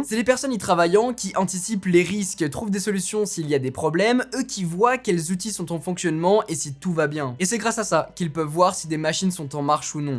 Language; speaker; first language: French; native; French